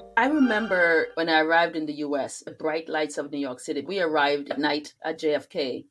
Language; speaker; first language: English; early bilingual, other home language; Chinese